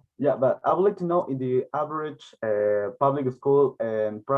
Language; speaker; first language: English; non-native, learner; Spanish